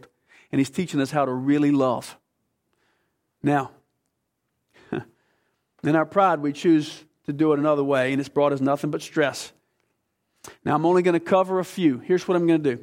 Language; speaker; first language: English; native; English